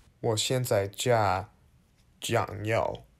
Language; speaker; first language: Chinese; non-native, learner; English